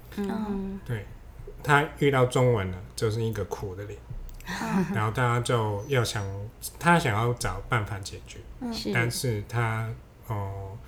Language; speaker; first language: Chinese; non-native, fluent; Cantonese